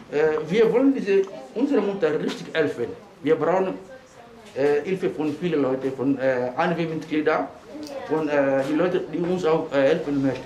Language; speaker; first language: German; non-native, fluent; Portuguese